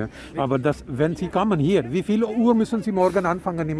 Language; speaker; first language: German; non-native, fluent; Urdu